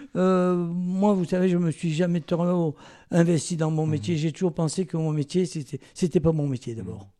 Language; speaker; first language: French; native; French